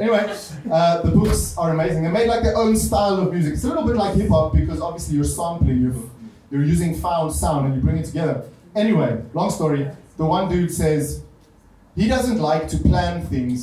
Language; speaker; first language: English; non-native, local second language; Afrikaans